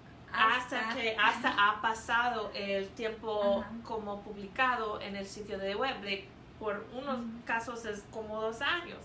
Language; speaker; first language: Spanish; non-native, fluent; English